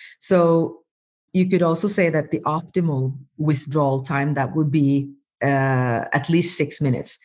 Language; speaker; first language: English; non-native, fluent; Norwegian